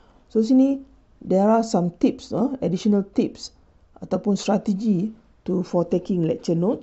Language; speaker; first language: English; non-native, local second language; Malay